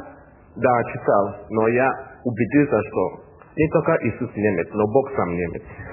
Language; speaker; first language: Russian; non-native, learner; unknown